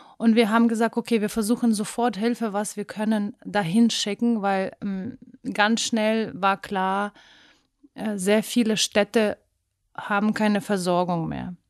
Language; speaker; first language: German; non-native, fluent; Ukrainian